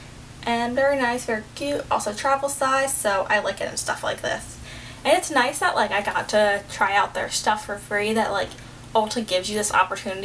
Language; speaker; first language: English; native; English